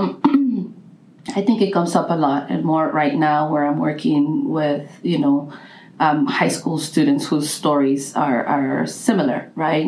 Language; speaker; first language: English; non-native, fluent; Spanish